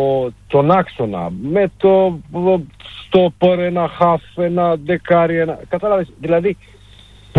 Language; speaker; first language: Greek; non-native, fluent; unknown